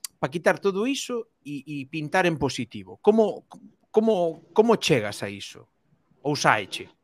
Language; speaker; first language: Galician; native; Galician